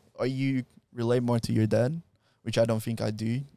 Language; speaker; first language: English; non-native, fluent; Portuguese